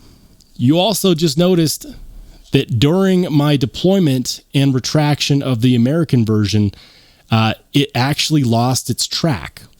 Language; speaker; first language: English; native; English